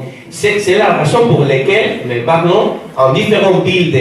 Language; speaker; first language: French; non-native, fluent; Spanish